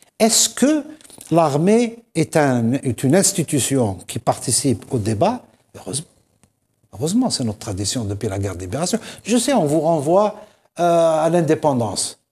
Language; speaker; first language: French; non-native, local second language; Kabyle